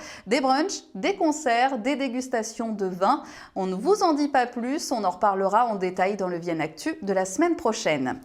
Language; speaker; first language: French; native; French